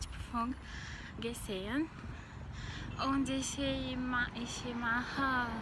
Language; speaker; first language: German; non-native, learner; Portuguese